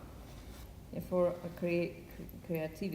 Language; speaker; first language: English; non-native, learner; Russian